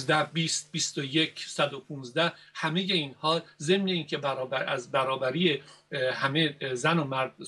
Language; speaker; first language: Persian; native; Persian